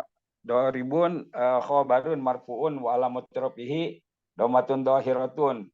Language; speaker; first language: Arabic; non-native, learner; Indonesian